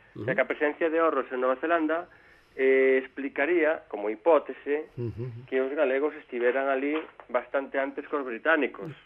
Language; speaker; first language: Galician; native; Galician